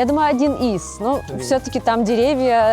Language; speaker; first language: Russian; native; Russian